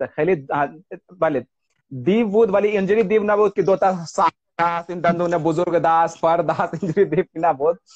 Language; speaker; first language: Persian; non-native, fluent; Hindi